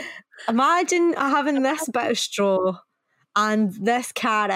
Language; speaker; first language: English; native; English